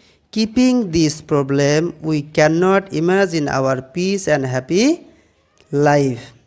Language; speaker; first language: English; non-native, local second language; Bangla